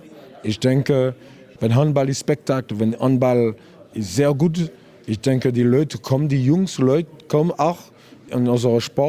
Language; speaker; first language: German; non-native, learner; French